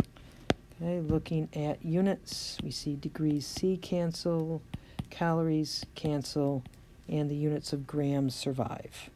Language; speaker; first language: English; native; English